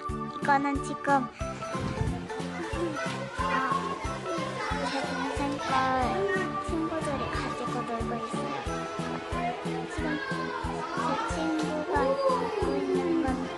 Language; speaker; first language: Korean; early bilingual, heritage; Korean